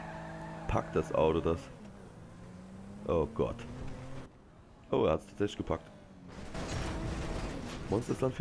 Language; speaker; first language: German; native; German